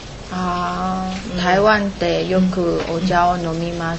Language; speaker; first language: Japanese; non-native, learner; Chinese